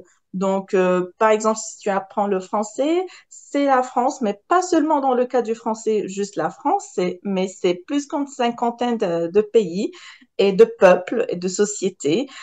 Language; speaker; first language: French; non-native, local second language; Arabic